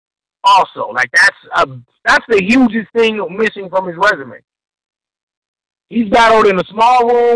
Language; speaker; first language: English; native; English